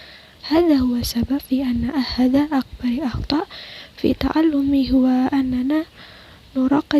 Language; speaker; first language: Arabic; non-native, learner; Indonesian